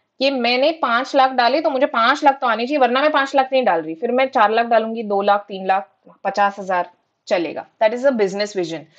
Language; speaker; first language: Hindi; non-native, local second language; Marathi